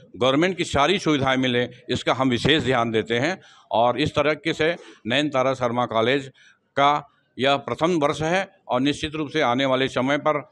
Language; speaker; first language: Hindi; native; Hindi